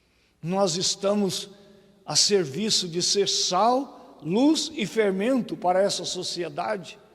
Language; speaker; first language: Portuguese; native; Portuguese